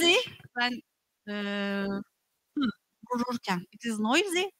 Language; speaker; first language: English; non-native, fluent; Turkish